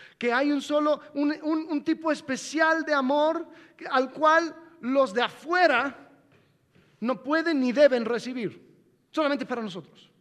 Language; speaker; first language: Spanish; non-native, fluent; English